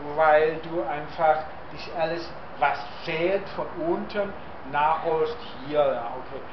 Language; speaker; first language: German; non-native, fluent; Czech